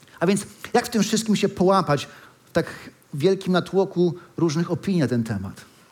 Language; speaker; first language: Polish; native; Polish